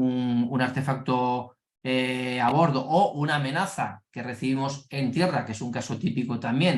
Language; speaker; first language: Spanish; native; Spanish